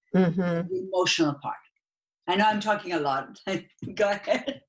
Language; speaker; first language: English; non-native, fluent; Spanish